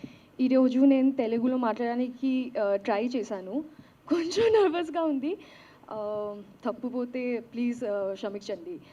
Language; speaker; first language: Telugu; non-native, learner; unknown